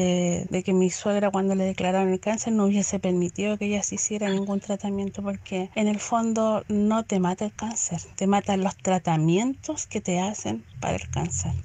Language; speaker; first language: Spanish; native; Spanish